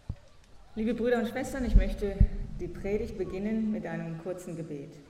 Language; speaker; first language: German; native; German